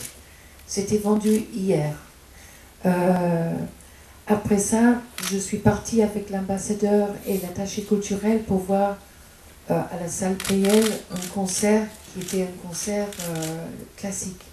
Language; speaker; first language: French; non-native, fluent; English